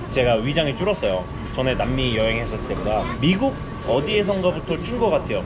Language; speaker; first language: Korean; native; Korean